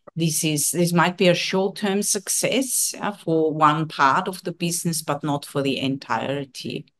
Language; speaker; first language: English; non-native, fluent; German